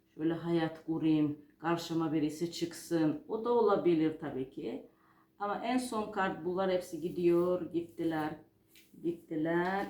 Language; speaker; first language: Turkish; non-native, fluent; Georgian